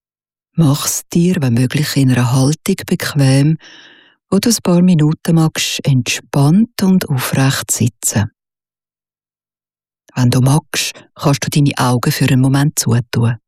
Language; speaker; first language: German; native; German